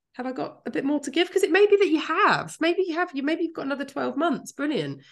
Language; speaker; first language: English; native; English